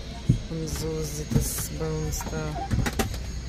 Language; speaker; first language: German; non-native, learner; Russian